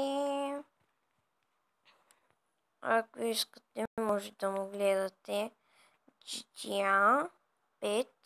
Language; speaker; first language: Bulgarian; native; Bulgarian